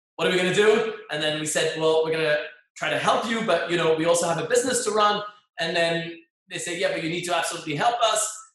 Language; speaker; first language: English; non-native, fluent; French